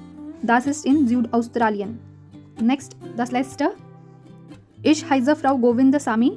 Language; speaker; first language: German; non-native, fluent; Hindi